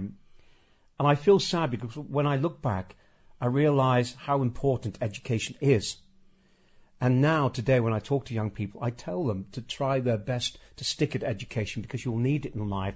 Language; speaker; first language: English; native; English